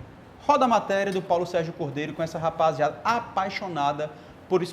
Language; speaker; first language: Portuguese; native; Portuguese